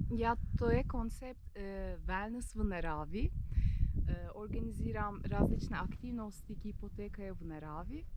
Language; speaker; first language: Slovenian; non-native, fluent; Turkish